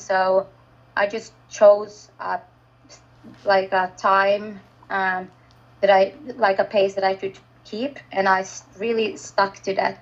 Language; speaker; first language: English; non-native, fluent; Finnish